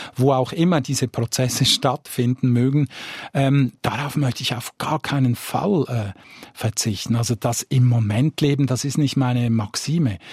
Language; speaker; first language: German; native; German